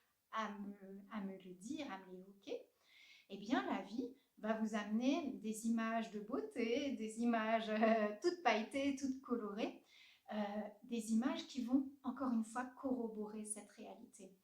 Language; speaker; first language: French; native; French